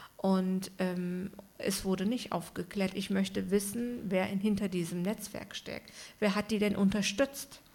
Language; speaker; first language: German; early bilingual, other home language; Turkish